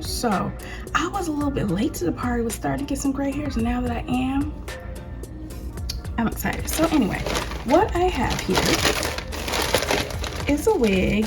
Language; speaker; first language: English; native; English